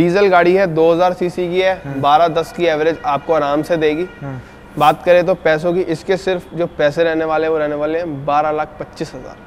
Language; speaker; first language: Hindi; native; Hindi